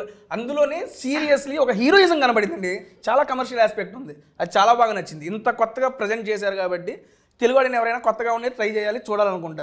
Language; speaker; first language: Telugu; native; Telugu